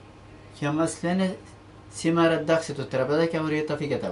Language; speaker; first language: Greek; non-native, learner; Turkish